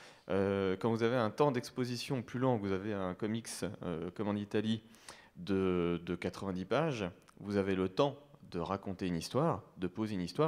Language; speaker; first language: French; native; French